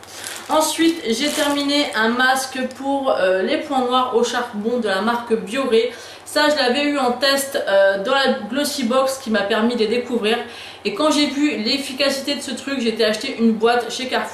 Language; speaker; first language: French; native; French